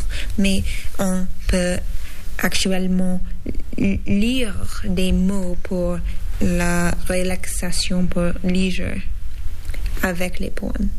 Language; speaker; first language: French; non-native, learner; English